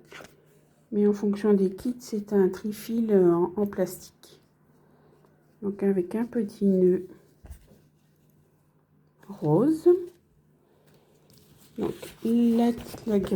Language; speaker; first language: French; native; French